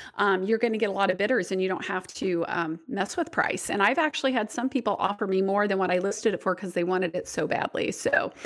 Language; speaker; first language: English; native; English